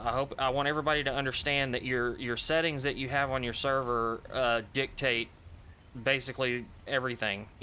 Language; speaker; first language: English; native; English